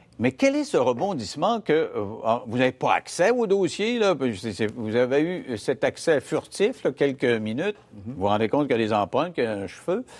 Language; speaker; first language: French; native; French